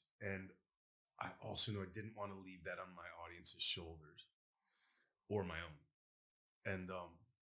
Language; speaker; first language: English; native; English